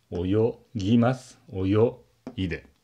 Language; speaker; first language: Japanese; non-native, learner; Czech